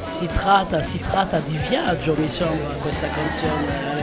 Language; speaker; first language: Italian; non-native, learner; French